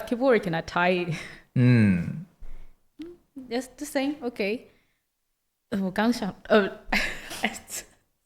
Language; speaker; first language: English; non-native, learner; Chinese